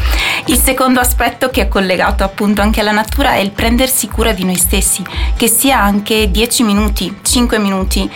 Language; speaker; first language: Italian; native; Italian